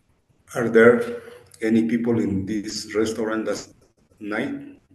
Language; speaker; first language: English; non-native, learner; Spanish